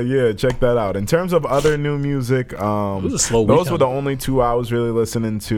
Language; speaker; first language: English; native; English